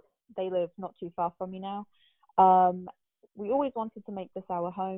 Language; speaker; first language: English; native; English